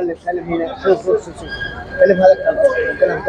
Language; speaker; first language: Arabic; non-native, learner; Urdu